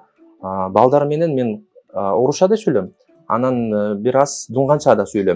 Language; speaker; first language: Kyrgyz; non-native, local second language; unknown